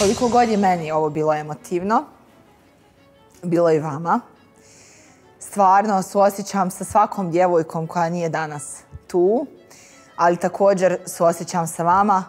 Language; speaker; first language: Croatian; native; Croatian